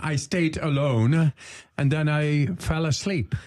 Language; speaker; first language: English; non-native, fluent; Dutch